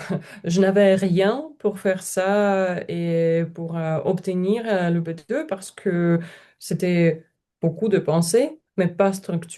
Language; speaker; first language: French; non-native, learner; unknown